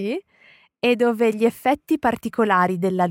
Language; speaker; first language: Italian; native; Italian